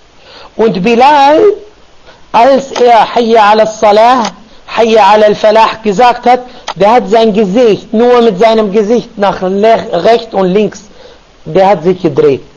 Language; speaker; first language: German; non-native, fluent; Arabic